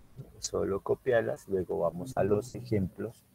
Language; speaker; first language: Spanish; native; Spanish